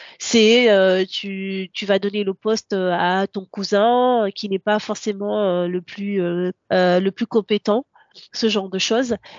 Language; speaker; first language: French; non-native, local second language; Ngazidja Comorian